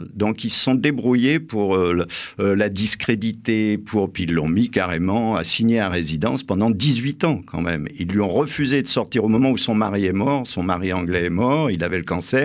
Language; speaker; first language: French; native; French